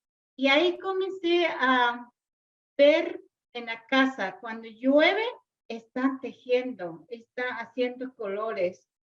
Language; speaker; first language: Spanish; non-native, local second language; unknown